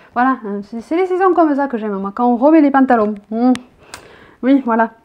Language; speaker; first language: French; native; French